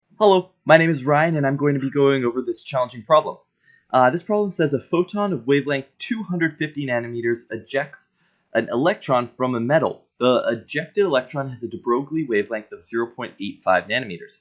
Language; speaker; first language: English; native; English